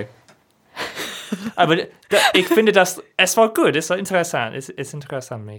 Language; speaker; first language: German; non-native, learner; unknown